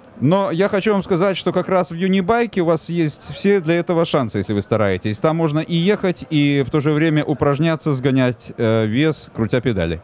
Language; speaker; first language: Russian; native; Russian